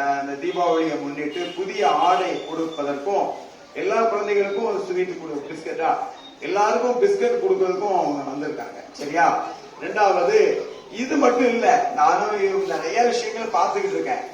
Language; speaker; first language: Tamil; native; Tamil